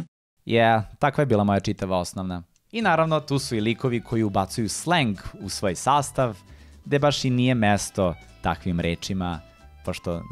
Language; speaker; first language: Serbian; native; Serbian